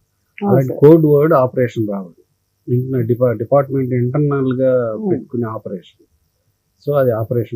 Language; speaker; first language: Telugu; native; Telugu